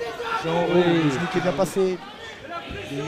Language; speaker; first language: French; native; French